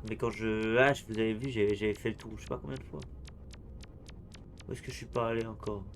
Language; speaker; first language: French; native; French